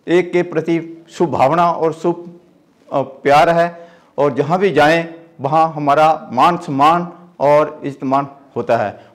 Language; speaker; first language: Hindi; native; Hindi